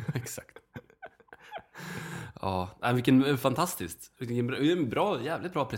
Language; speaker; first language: Swedish; native; Swedish